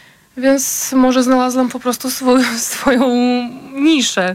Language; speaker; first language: Polish; non-native, fluent; Ukrainian